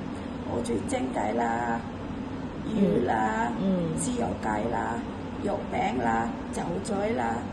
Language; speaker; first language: Cantonese; non-native, learner; Indonesian